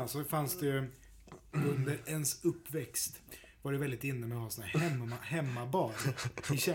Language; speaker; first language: Swedish; native; Swedish